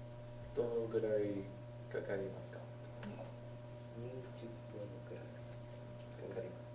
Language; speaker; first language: Japanese; non-native, learner; English